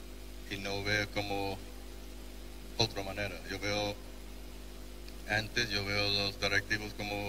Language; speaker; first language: Spanish; non-native, learner; English